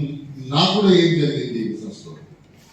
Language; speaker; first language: Telugu; non-native, fluent; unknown